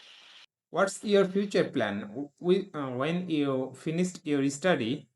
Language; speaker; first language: English; non-native, learner; Bangla